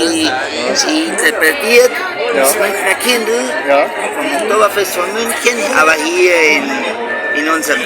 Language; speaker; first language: German; early bilingual, heritage; Spanish